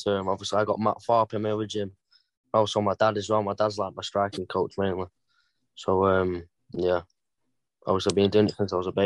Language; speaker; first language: English; native; English